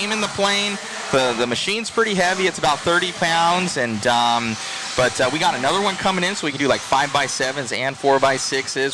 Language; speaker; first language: English; native; English